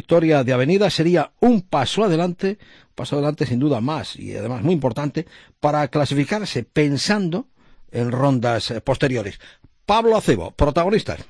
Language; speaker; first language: Spanish; native; Spanish